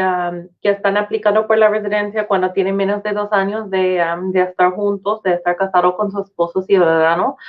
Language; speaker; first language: Spanish; non-native, fluent; English